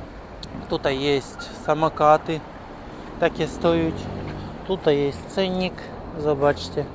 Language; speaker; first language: Polish; non-native, learner; Ukrainian